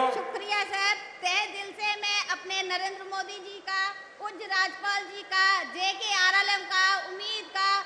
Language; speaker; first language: Hindi; native; Hindi